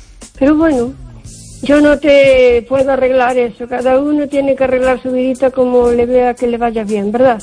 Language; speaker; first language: Spanish; native; Spanish